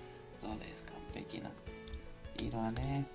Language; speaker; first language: Japanese; non-native, learner; Spanish